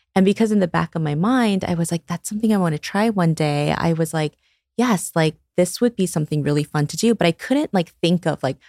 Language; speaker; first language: English; early bilingual, other home language; Korean